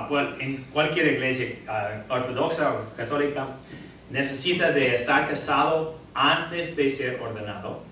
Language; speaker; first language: Spanish; non-native, fluent; English